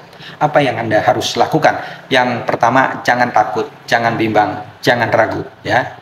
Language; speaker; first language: Indonesian; native; Indonesian